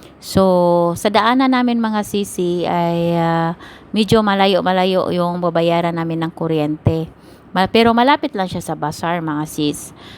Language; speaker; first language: Filipino; native; Filipino